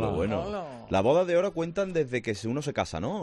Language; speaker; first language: Spanish; native; Spanish